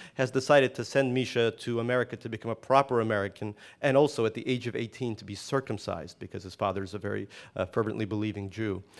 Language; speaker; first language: English; non-native, fluent; Russian